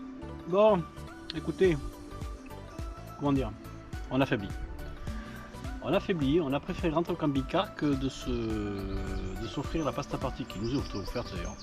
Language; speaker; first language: French; native; French